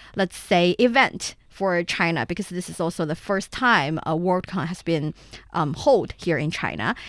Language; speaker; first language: English; non-native, fluent; Chinese